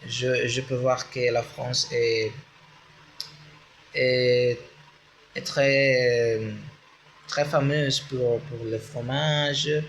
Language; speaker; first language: French; non-native, learner; Spanish